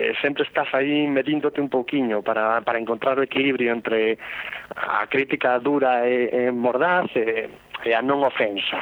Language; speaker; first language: Galician; non-native, local second language; Spanish